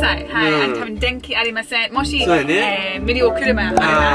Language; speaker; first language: Japanese; non-native, learner; English